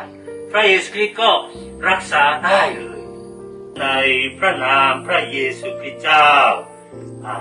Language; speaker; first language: Thai; non-native, fluent; Korean